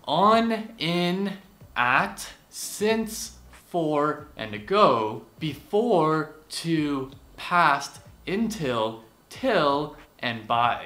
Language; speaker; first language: English; native; English